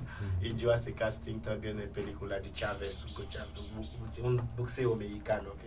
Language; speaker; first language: Spanish; non-native, fluent; Haitian Creole